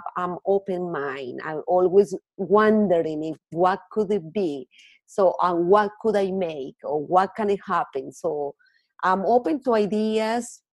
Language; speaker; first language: English; non-native, learner; Spanish